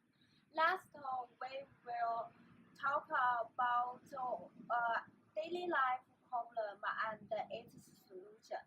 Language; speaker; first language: English; non-native, learner; Chinese